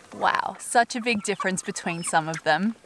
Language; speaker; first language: English; native; English